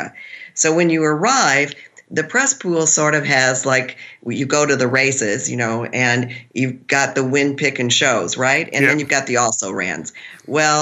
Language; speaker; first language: English; native; English